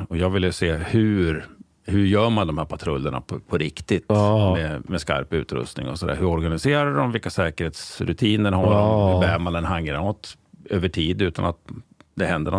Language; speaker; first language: Swedish; native; Swedish